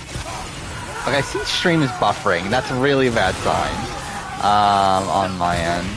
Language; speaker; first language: English; native; English